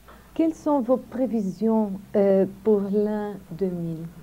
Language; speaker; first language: French; non-native, fluent; Portuguese